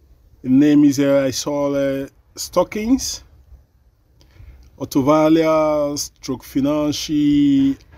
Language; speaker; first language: English; non-native, learner; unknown